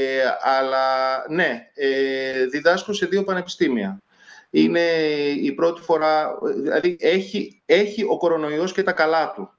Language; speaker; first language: Greek; native; Greek